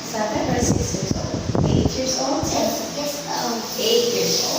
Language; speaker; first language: English; non-native, fluent; Vietnamese